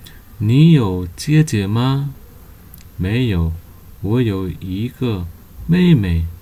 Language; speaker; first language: Chinese; non-native, fluent; Nepali